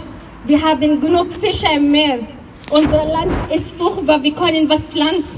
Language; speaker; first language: German; non-native, fluent; Arabic